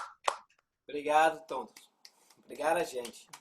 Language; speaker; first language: Portuguese; non-native, learner; English